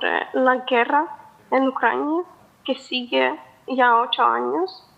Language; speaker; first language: Spanish; non-native, fluent; Ukrainian